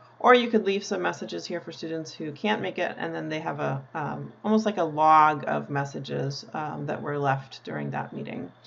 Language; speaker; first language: English; native; English